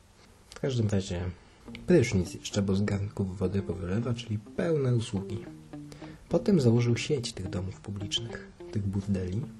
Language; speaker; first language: Polish; native; Polish